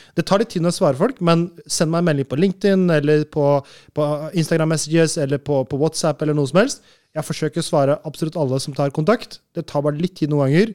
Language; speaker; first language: Norwegian; early bilingual, other home language; Urdu